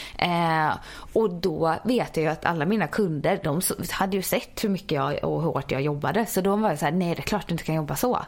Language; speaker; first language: Swedish; native; Swedish